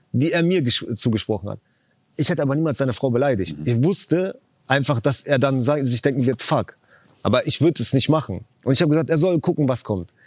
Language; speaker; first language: German; early bilingual, other home language; Chechen